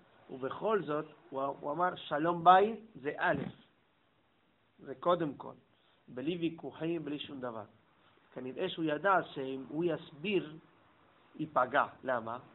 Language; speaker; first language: Hebrew; non-native, fluent; English